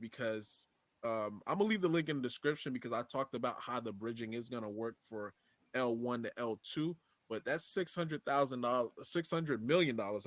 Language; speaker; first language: English; native; English